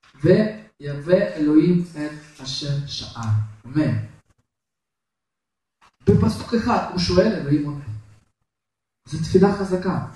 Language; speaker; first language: Hebrew; non-native, fluent; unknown